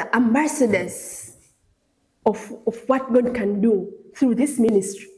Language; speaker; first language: English; non-native, local second language; Swahili